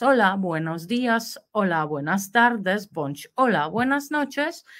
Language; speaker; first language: Spanish; non-native, fluent; Polish